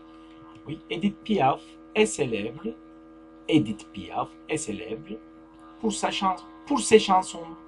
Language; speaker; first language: French; non-native, fluent; Turkish